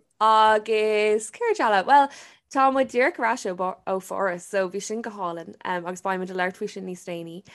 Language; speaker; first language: Irish; non-native, local second language; English